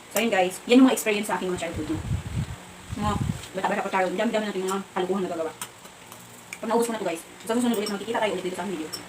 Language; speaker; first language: Filipino; non-native, local second language; Cebuano